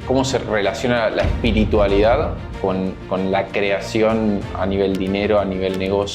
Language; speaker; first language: Spanish; native; Spanish